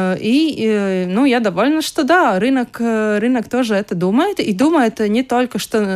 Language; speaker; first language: Russian; non-native, local second language; Latvian